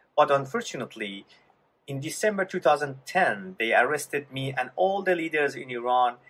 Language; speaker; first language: English; non-native, fluent; Persian